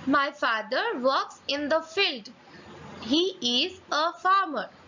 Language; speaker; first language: English; non-native, local second language; Gujarati